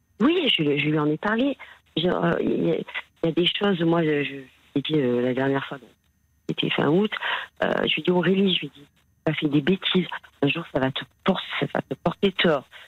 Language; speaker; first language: French; native; French